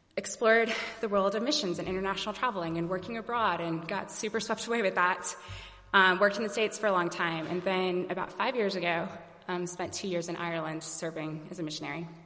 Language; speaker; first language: English; native; English